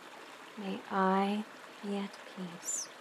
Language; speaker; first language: English; native; English